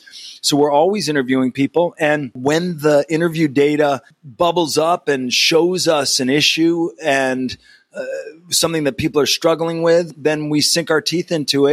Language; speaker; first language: English; native; English